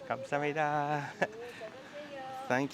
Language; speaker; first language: Korean; non-native, learner; English